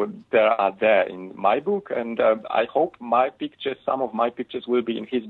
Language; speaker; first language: English; non-native, fluent; Polish